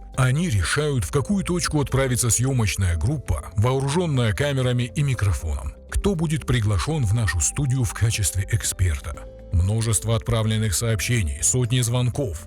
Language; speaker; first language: Russian; native; Russian